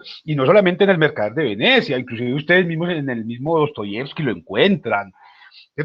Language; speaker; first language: Spanish; native; Spanish